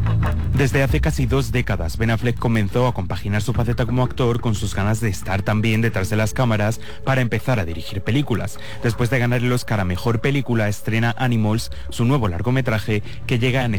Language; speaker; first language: Spanish; native; Spanish